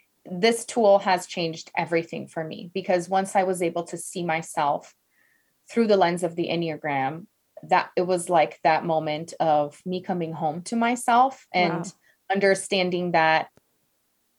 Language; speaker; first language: English; non-native, fluent; Portuguese